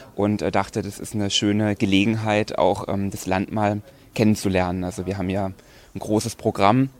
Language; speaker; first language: German; native; German